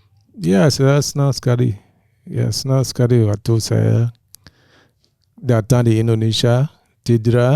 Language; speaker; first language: Indonesian; non-native, fluent; English